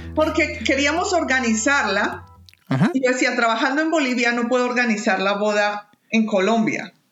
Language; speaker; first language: Spanish; native; Spanish